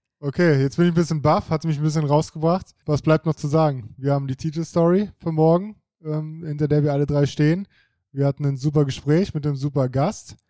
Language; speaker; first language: German; native; German